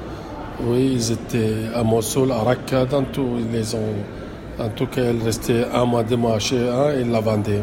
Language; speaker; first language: French; non-native, local second language; Arabic